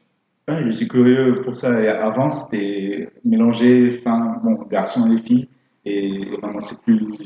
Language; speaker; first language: French; non-native, fluent; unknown